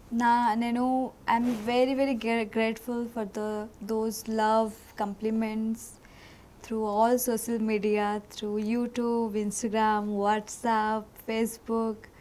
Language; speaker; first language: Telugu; non-native, local second language; Odia